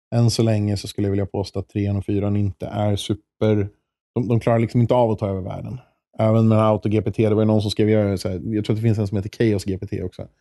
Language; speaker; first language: Swedish; native; Swedish